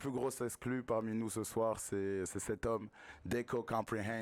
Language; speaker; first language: French; native; French